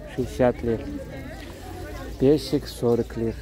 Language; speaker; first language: Russian; non-native, fluent; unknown